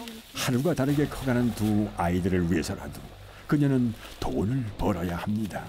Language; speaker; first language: Korean; native; Korean